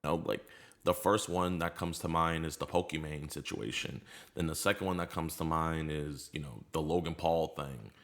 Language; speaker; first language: English; native; English